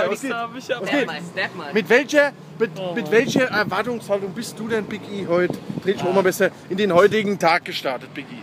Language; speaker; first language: German; native; German